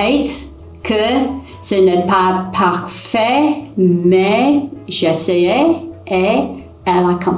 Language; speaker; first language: French; non-native, learner; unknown